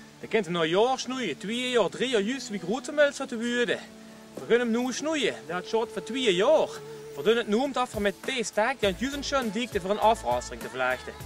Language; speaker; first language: Dutch; native; Dutch